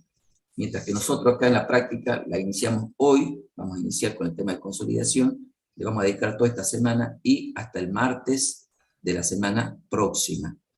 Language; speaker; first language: Spanish; native; Spanish